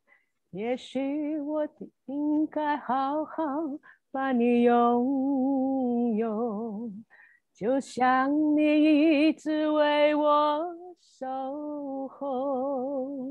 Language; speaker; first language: Chinese; native; Chinese